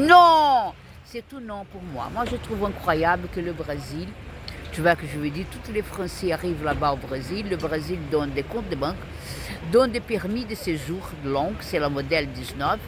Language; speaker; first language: French; non-native, fluent; Portuguese